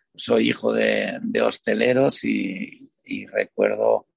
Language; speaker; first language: Spanish; native; Spanish